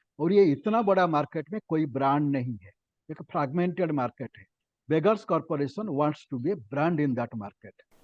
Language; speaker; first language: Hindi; non-native, local second language; Odia